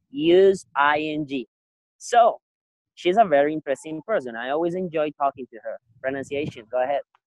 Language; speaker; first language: English; non-native, fluent; Spanish